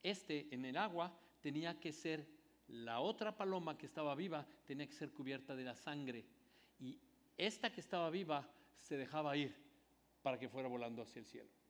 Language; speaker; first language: Spanish; native; Spanish